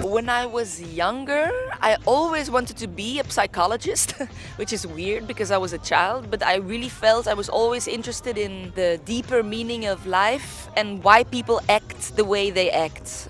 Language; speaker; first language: English; non-native, fluent; Dutch